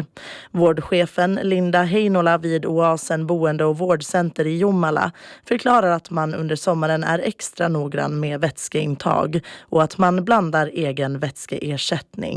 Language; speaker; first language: Swedish; native; Swedish